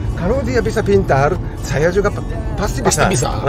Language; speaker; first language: Indonesian; non-native, fluent; Japanese